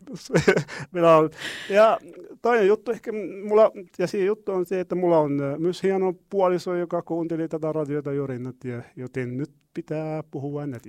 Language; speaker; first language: Finnish; non-native, learner; Arabic